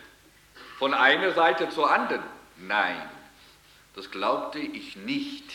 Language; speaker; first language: German; early bilingual, heritage; German